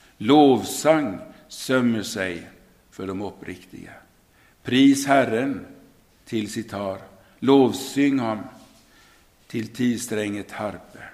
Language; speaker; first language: Swedish; native; Swedish